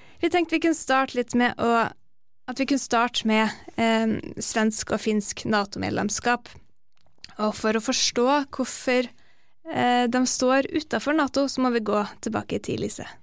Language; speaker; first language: Norwegian; native; Norwegian